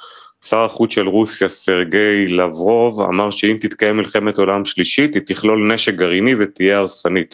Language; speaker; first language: Hebrew; native; Hebrew